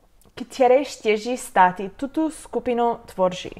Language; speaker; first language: Czech; non-native, learner; English